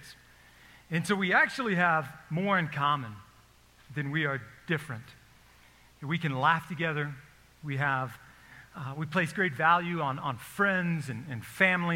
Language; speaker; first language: English; native; English